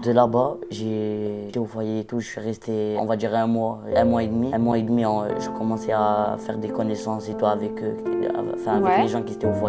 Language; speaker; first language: French; non-native, local second language; Arabic